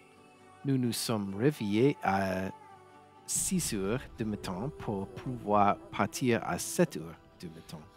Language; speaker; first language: French; non-native, learner; English